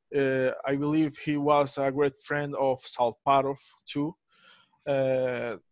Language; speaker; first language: English; non-native, fluent; Spanish